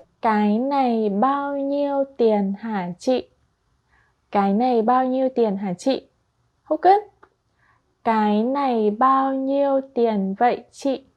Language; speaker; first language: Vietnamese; non-native, fluent; Korean